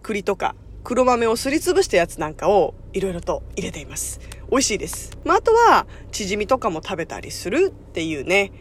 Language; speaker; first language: Japanese; non-native, fluent; Korean